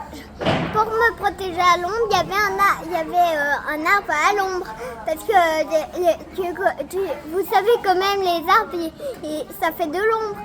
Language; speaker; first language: French; early bilingual, heritage; French